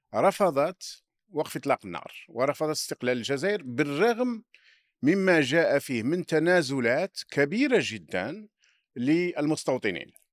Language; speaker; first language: Arabic; native; Arabic